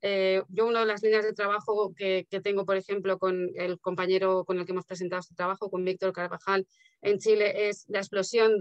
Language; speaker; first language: Spanish; native; Spanish